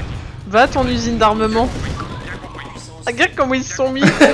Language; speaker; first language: French; native; French